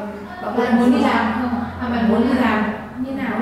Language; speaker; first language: Chinese; non-native, learner; Vietnamese